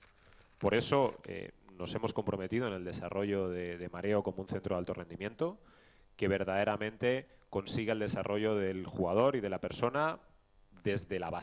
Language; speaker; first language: Spanish; native; Spanish